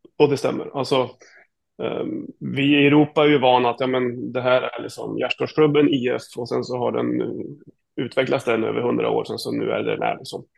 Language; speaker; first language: Swedish; native; Swedish